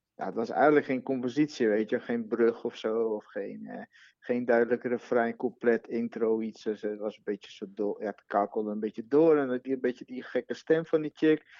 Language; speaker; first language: Dutch; non-native, fluent; Portuguese